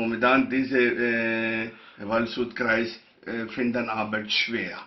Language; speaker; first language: German; non-native, learner; Urdu